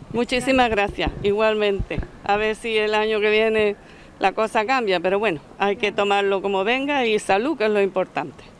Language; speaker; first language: Spanish; native; Spanish